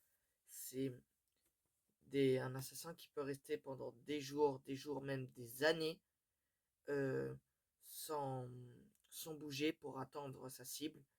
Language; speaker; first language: French; native; French